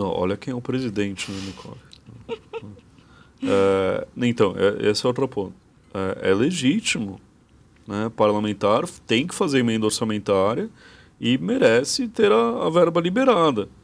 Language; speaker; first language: Portuguese; native; Portuguese